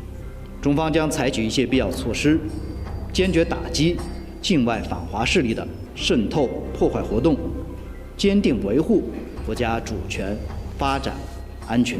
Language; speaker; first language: Chinese; native; Chinese